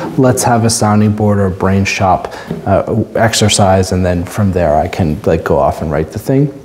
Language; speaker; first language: English; native; English